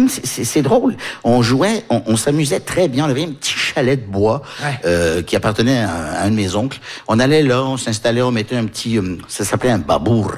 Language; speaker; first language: French; native; French